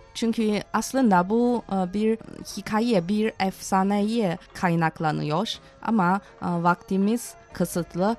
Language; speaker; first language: Turkish; non-native, fluent; Chinese